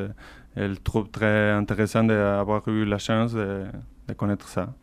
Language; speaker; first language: French; non-native, fluent; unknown